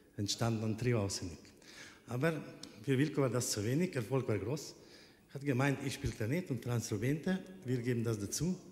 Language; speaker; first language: German; non-native, fluent; Slovenian